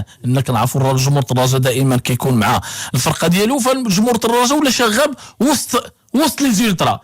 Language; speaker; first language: Arabic; native; Arabic